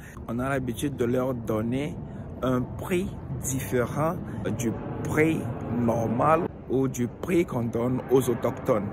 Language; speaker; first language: French; non-native, local second language; Ewe